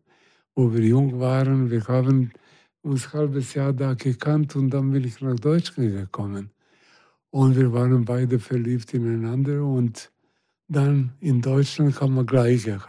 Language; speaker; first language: German; non-native, fluent; Serbian